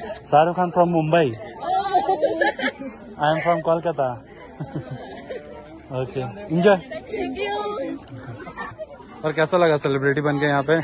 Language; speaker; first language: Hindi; non-native, local second language; Bangla